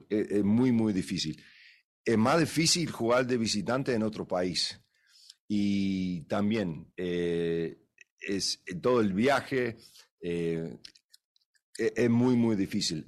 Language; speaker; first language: Spanish; early bilingual, heritage; English